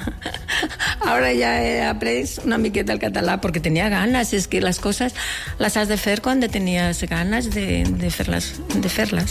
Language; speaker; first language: Catalan; non-native, local second language; Galician